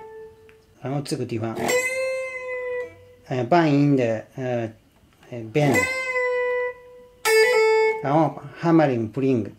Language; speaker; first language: Chinese; non-native, fluent; Japanese